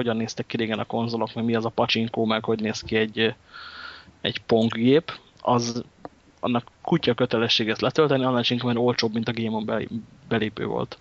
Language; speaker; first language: Hungarian; native; Hungarian